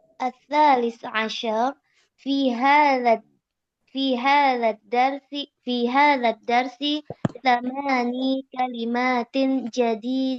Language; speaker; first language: Arabic; non-native, learner; Indonesian